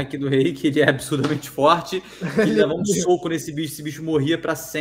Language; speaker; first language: Portuguese; native; Portuguese